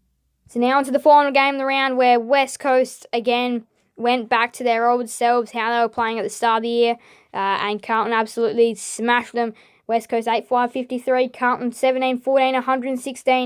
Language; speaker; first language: English; native; English